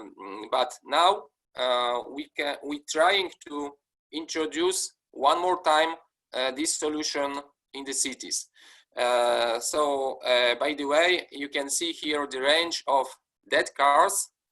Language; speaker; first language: English; non-native, fluent; Polish